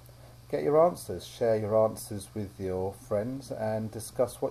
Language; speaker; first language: English; native; English